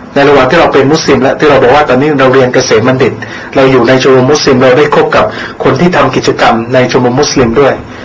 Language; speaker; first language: Thai; native; Thai